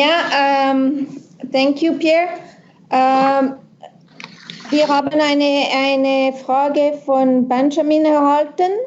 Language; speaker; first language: German; non-native, local second language; French